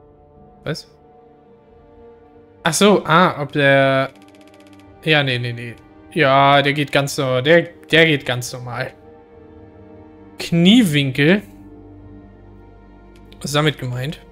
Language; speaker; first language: German; native; German